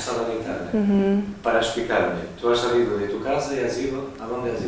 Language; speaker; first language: Spanish; non-native, fluent; Portuguese